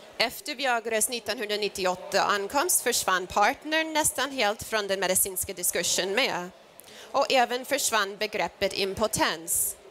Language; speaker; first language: Swedish; non-native, fluent; English